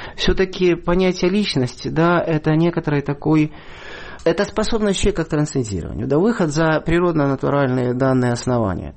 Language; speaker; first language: Russian; native; Russian